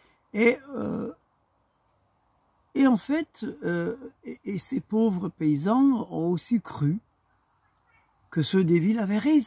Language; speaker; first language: French; native; French